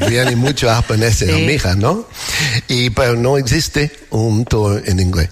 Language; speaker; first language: Spanish; non-native, learner; English